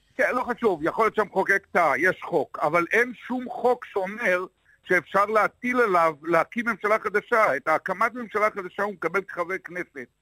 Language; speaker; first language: Hebrew; native; Hebrew